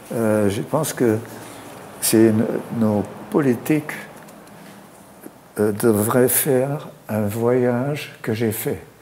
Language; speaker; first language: French; non-native, fluent; German